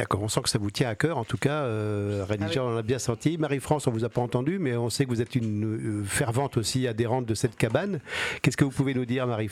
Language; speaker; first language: French; native; French